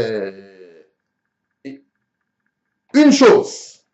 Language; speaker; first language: French; non-native, local second language; Haitian Creole